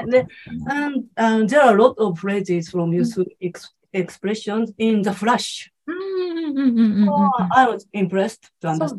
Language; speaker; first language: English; non-native, learner; Japanese